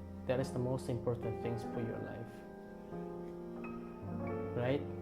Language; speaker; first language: English; non-native, fluent; Korean